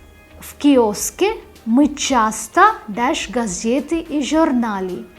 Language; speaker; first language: Russian; non-native, fluent; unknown